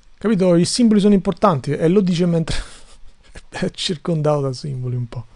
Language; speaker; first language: Italian; non-native, fluent; Albanian